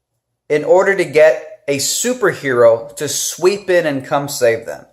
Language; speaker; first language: English; native; English